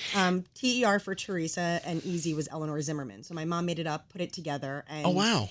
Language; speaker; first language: English; native; English